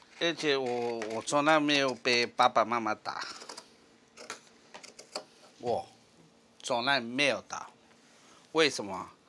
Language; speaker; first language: Chinese; non-native, learner; Spanish